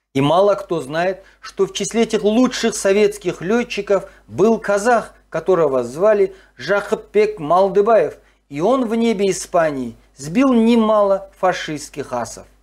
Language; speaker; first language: Russian; non-native, local second language; Kazakh